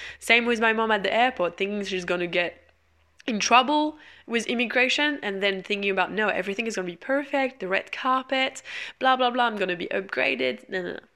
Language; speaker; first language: English; non-native, fluent; French